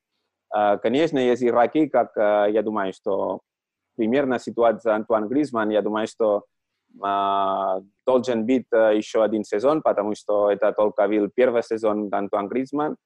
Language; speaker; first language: Russian; non-native, learner; Catalan